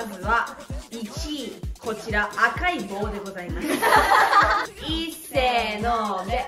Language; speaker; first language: Japanese; native; Japanese